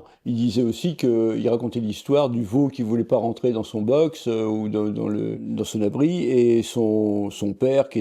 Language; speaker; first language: French; native; French